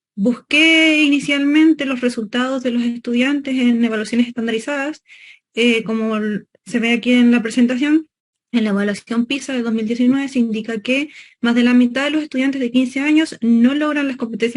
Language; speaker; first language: Spanish; native; Spanish